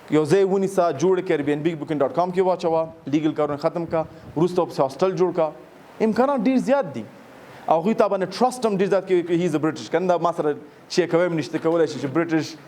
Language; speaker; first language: Pashto; native; Pashto